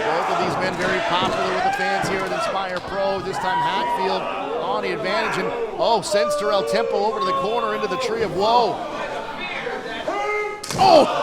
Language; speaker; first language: English; native; English